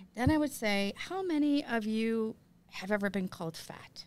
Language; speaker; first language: English; native; English